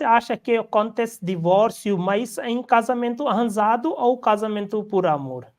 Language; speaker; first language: Portuguese; non-native, learner; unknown